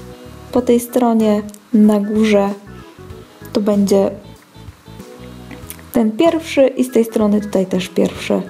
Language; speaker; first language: Polish; native; Polish